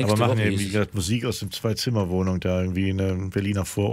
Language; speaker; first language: German; non-native, fluent; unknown